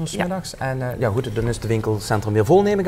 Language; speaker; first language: Dutch; native; Dutch